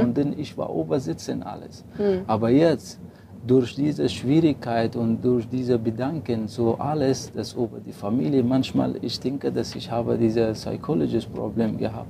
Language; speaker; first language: German; non-native, learner; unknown